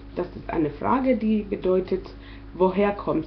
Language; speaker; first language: German; non-native, fluent; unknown